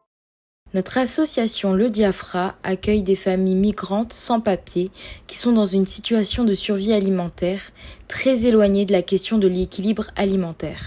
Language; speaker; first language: French; native; French